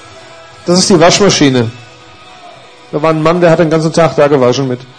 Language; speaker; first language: German; native; German